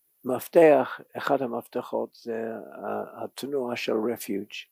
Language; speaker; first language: Hebrew; non-native, learner; English